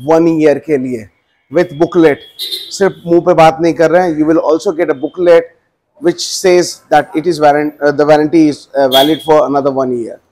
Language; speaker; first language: Hindi; native; Hindi